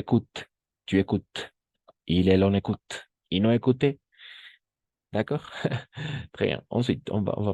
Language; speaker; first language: French; non-native, fluent; Spanish